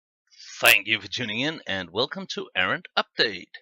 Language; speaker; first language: English; non-native, fluent; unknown